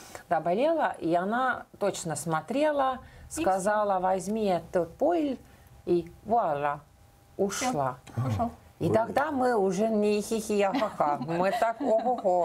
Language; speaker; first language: Russian; non-native, local second language; Estonian